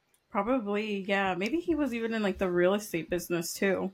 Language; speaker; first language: English; early bilingual, other home language; Spanish